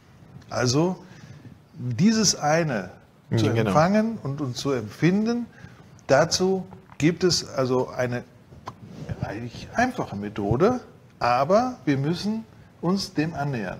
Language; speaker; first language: German; native; German